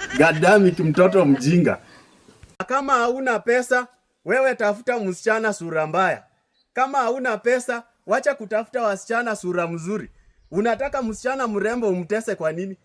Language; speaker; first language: Swahili; native; Swahili